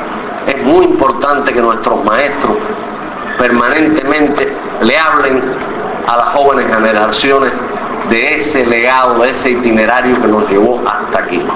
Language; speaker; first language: Spanish; native; Spanish